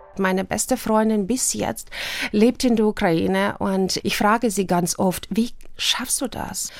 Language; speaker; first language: German; non-native, fluent; Russian